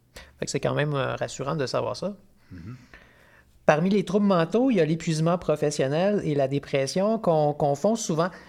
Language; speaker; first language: French; native; French